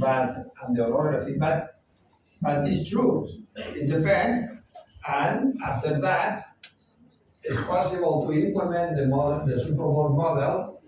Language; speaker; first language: English; non-native, fluent; Spanish